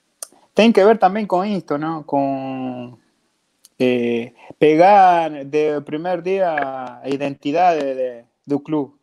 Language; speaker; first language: Portuguese; non-native, fluent; Spanish